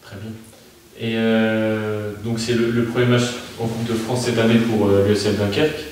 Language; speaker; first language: French; native; French